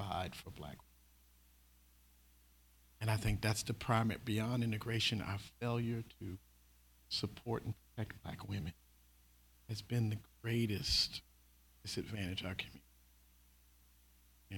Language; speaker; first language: English; native; English